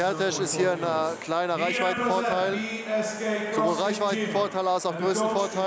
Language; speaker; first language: German; native; German